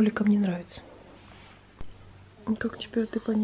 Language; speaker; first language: Russian; native; Russian